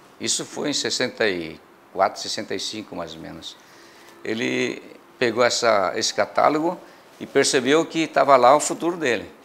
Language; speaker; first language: Portuguese; early bilingual, other home language; Japanese